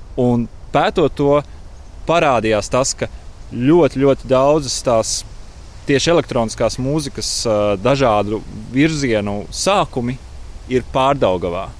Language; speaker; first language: Latvian; native; Latvian